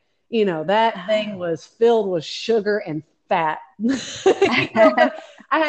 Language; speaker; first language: English; native; English